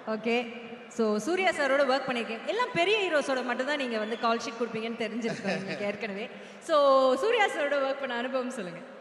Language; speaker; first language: Tamil; native; Tamil